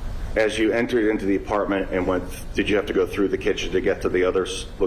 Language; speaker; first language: English; native; English